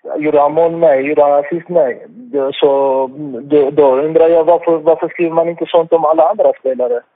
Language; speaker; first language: Swedish; non-native, fluent; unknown